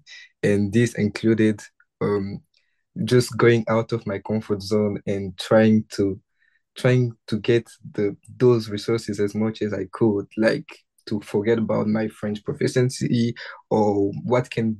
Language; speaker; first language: English; non-native, fluent; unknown